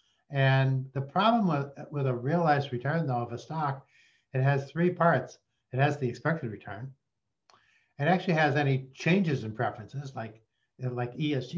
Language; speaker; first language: English; native; English